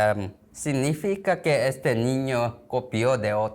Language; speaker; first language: Spanish; non-native, learner; Korean